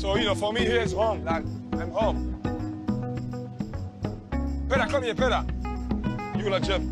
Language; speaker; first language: English; non-native, fluent; Lingala